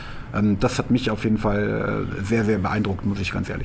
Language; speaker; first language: German; native; German